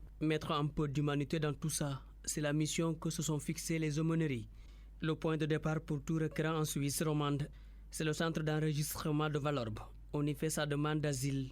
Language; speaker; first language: French; native; French